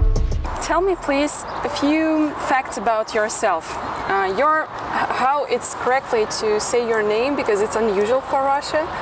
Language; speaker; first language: English; non-native, fluent; Russian